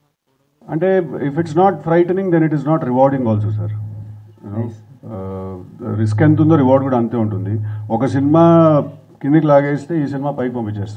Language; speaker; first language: Telugu; native; Telugu